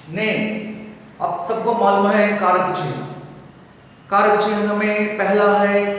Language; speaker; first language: Hindi; non-native, local second language; Telugu